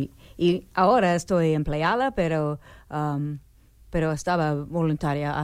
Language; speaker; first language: Spanish; non-native, learner; English